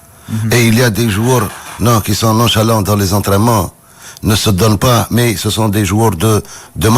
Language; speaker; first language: French; non-native, local second language; Arabic